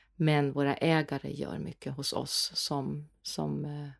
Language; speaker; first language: Swedish; non-native, fluent; German